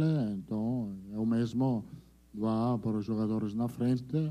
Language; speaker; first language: Portuguese; non-native, fluent; Italian